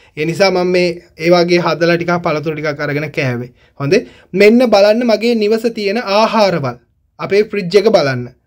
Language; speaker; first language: Sinhala; non-native, local second language; Tamil